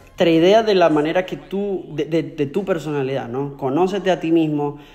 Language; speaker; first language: Spanish; native; Spanish